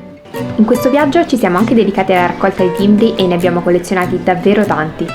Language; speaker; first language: Italian; native; Italian